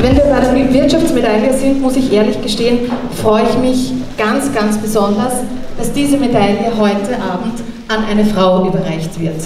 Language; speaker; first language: German; native; German